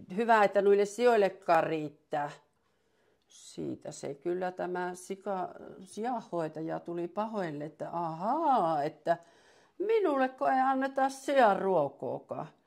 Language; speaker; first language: Finnish; native; Finnish